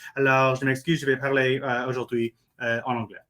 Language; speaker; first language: French; non-native, learner; English